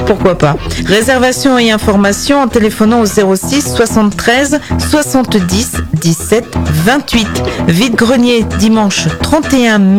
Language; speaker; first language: French; native; French